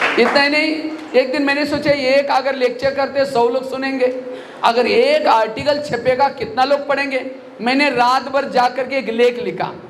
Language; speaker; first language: Hindi; non-native, local second language; Marathi